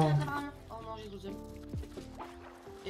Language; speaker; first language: French; native; French